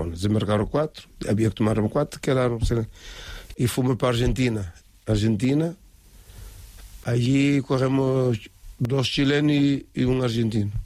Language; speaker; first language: Spanish; non-native, learner; Kabuverdianu